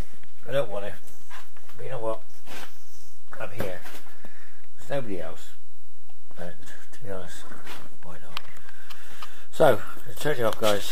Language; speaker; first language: English; native; English